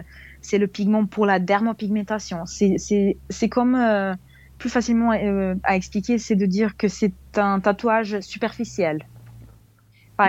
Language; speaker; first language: French; non-native, fluent; Serbian